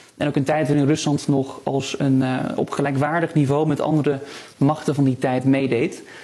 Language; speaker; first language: Dutch; native; Dutch